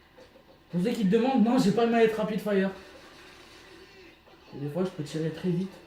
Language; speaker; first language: French; native; French